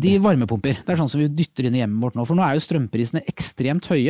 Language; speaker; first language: Norwegian; native; Norwegian